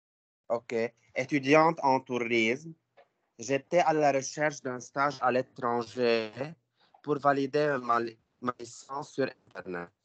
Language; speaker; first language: French; non-native, learner; Arabic